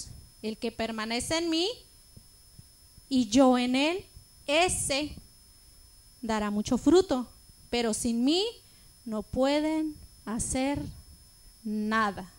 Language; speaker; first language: Spanish; native; Spanish